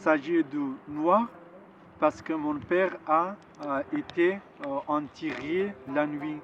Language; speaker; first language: French; non-native, learner; Pashto